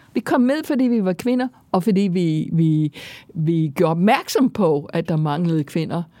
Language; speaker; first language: Danish; non-native, fluent; English